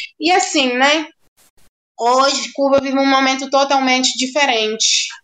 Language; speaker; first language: Portuguese; non-native, fluent; Spanish